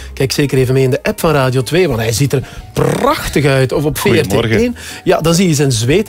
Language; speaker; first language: Dutch; native; Dutch